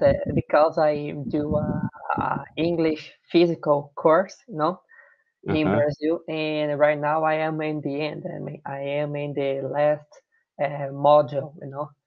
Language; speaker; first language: English; non-native, learner; Portuguese